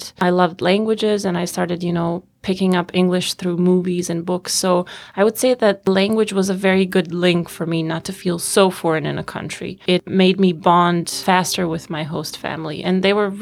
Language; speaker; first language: English; non-native, fluent; Bosnian